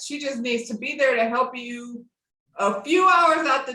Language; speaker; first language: English; native; English